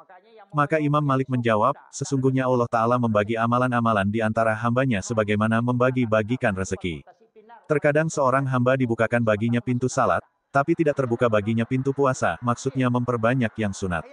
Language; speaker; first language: Indonesian; native; Indonesian